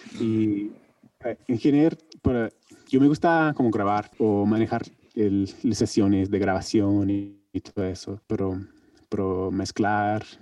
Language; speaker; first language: Spanish; non-native, learner; English